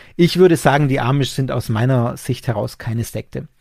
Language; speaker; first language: German; native; German